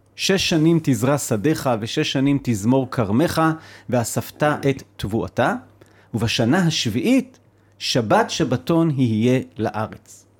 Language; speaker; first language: Hebrew; native; Hebrew